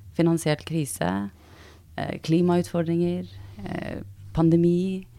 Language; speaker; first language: Norwegian; early bilingual, other home language; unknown